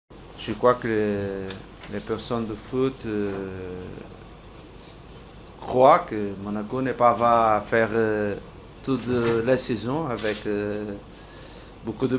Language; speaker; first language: French; non-native, learner; Portuguese